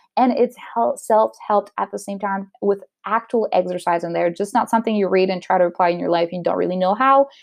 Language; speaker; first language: English; non-native, local second language; French